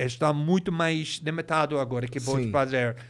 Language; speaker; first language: Portuguese; non-native, fluent; English